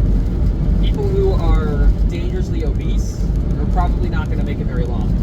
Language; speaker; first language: English; native; English